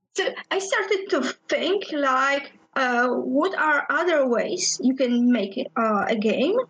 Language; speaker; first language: English; non-native, fluent; Polish